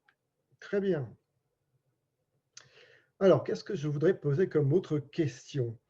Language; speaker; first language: French; native; French